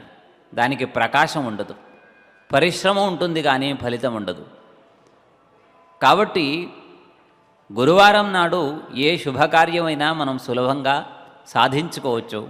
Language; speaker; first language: Telugu; native; Telugu